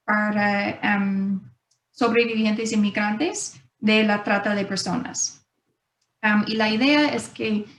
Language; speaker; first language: Spanish; non-native, fluent; English